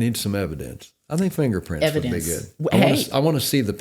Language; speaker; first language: English; native; English